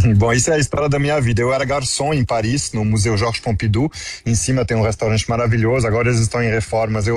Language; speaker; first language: Portuguese; non-native, fluent; French